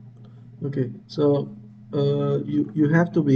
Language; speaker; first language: English; non-native, fluent; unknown